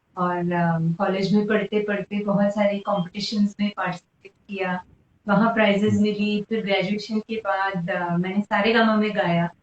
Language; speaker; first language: Hindi; non-native, local second language; Gujarati